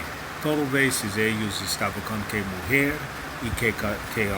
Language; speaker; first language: Spanish; non-native, learner; English